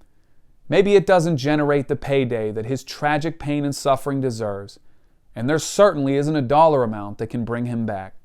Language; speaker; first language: English; native; English